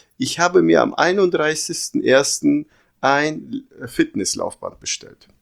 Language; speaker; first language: German; early bilingual, other home language; Russian